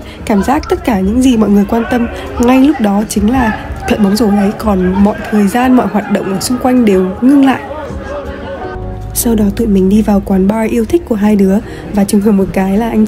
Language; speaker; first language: Vietnamese; native; Vietnamese